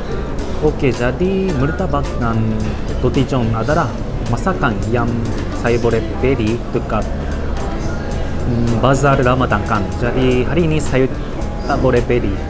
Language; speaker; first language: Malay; non-native, learner; Japanese